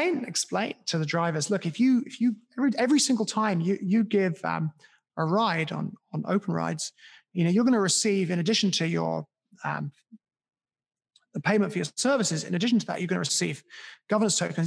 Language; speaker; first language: English; native; English